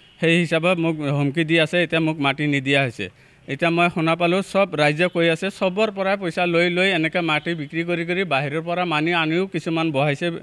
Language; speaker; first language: Assamese; non-native, local second language; Bangla